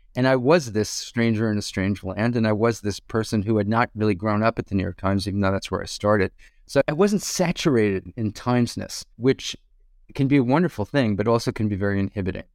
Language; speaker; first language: English; native; English